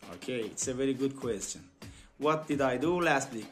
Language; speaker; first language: English; non-native, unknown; Turkish